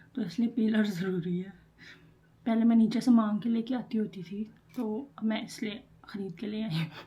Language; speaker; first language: Urdu; native; Urdu